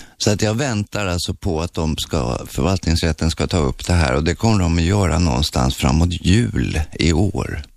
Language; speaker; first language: Swedish; native; Swedish